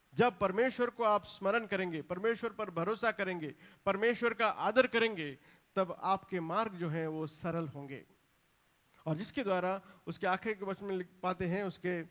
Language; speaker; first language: Hindi; non-native, local second language; Telugu